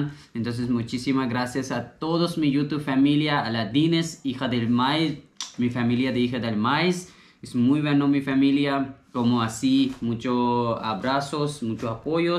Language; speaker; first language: Spanish; non-native, learner; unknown